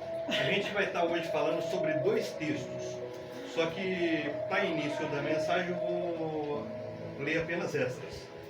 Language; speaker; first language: Portuguese; native; Portuguese